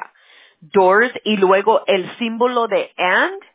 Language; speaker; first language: Spanish; early bilingual, heritage; Spanish